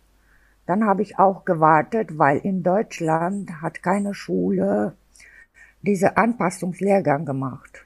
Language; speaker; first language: German; non-native, local second language; Albanian